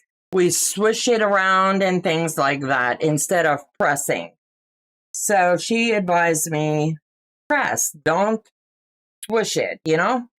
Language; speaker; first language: English; native; English